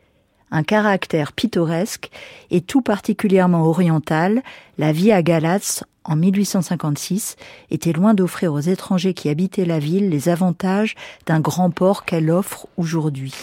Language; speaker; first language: French; native; French